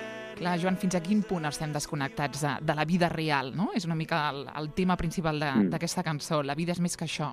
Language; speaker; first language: Catalan; native; Catalan